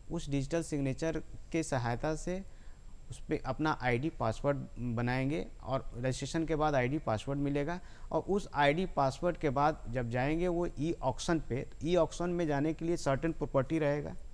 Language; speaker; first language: Hindi; native; Hindi